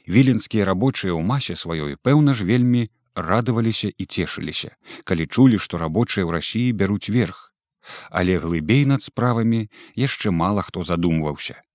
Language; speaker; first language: Belarusian; native; Belarusian